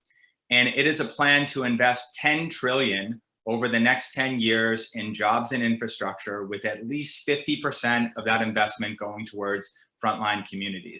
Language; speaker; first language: English; native; English